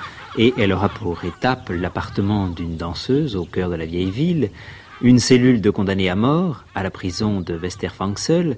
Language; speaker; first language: French; native; French